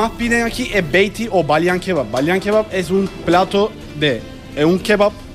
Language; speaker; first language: Spanish; non-native, learner; Turkish